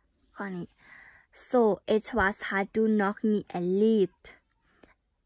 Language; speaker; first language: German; non-native, learner; Thai